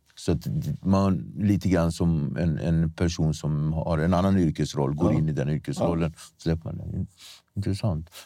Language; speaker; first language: Swedish; native; Swedish